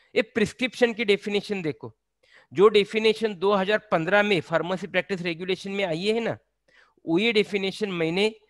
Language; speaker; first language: Hindi; non-native, local second language; Marathi